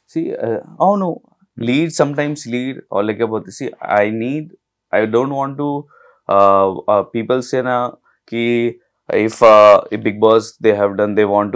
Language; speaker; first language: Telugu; non-native, learner; Hindi